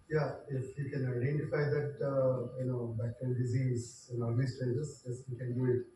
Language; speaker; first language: English; non-native, local second language; Kannada